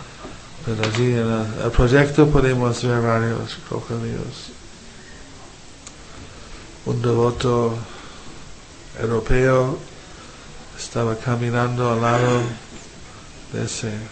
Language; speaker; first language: Spanish; non-native, fluent; English